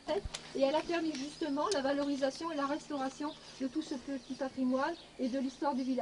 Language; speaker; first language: French; native; French